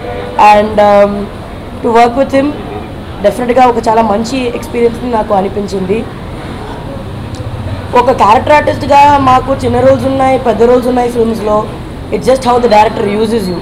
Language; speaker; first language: Telugu; non-native, fluent; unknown